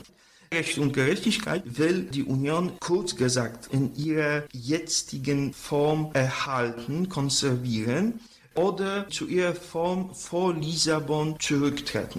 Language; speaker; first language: German; non-native, fluent; Polish